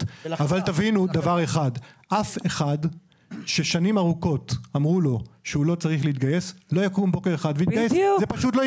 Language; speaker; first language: Hebrew; native; Hebrew